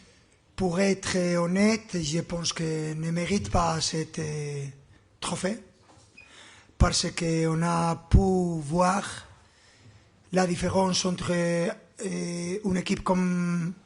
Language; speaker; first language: French; non-native, fluent; Spanish